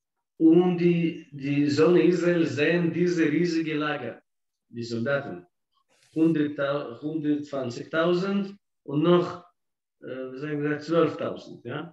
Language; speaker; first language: German; non-native, fluent; Russian